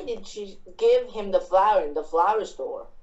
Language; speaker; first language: English; non-native, fluent; Chinese